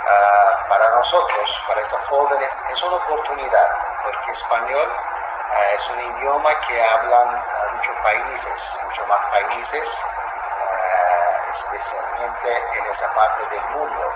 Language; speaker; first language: Spanish; non-native, fluent; Azerbaijani